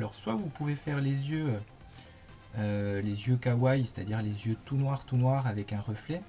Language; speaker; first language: French; native; French